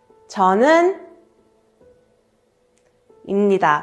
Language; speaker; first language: Korean; non-native, learner; Sinhala